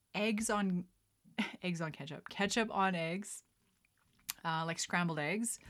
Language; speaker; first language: English; early bilingual, other home language; Dutch